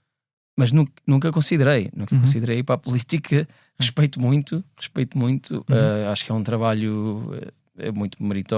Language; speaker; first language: Portuguese; native; Portuguese